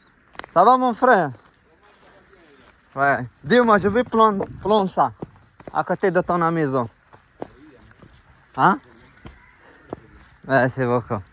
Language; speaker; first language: French; non-native, learner; Arabic